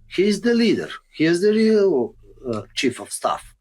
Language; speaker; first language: English; non-native, learner; Bulgarian